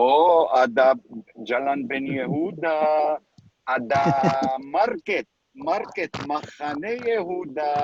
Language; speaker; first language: Indonesian; non-native, learner; Hebrew